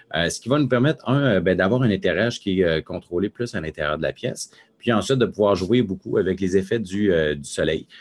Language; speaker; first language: French; native; French